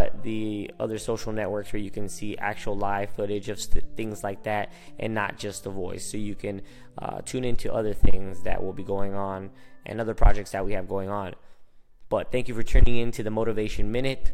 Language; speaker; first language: English; early bilingual, other home language; Spanish